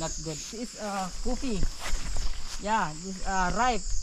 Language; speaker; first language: English; non-native, learner; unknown